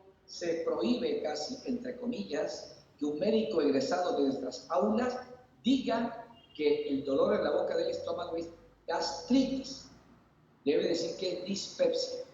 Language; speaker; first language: Spanish; native; Spanish